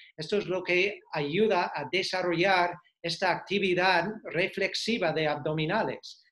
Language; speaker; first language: Spanish; non-native, fluent; English